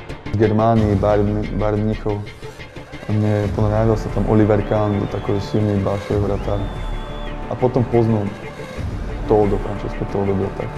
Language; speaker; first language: Russian; non-native, learner; Slovak